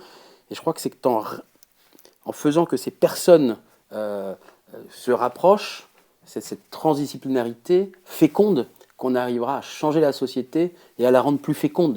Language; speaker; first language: French; native; French